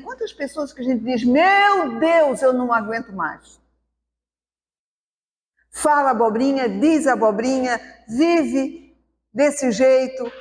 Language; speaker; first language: Portuguese; native; Portuguese